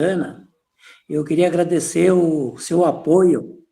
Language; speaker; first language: Portuguese; native; Portuguese